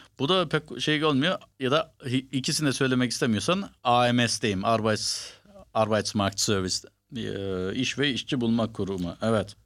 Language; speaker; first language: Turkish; early bilingual, heritage; Turkish